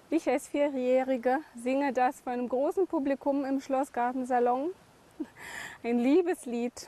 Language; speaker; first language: German; native; German